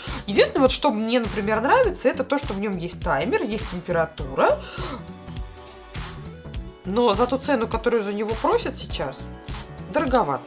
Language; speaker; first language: Russian; native; Russian